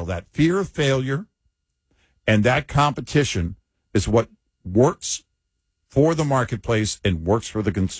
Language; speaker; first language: English; native; English